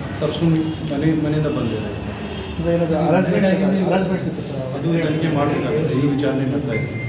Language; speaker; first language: Kannada; non-native, fluent; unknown